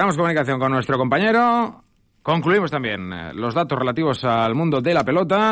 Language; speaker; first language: Spanish; native; Spanish